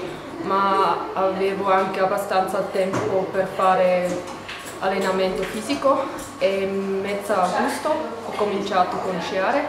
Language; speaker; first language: Italian; non-native, learner; German